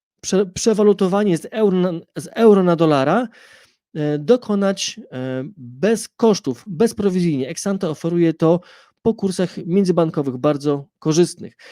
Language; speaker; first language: Polish; native; Polish